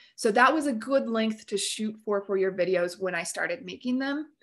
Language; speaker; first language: English; native; English